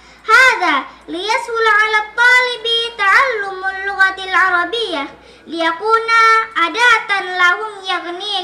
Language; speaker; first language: Arabic; non-native, fluent; Indonesian